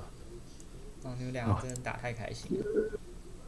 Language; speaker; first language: Chinese; native; Chinese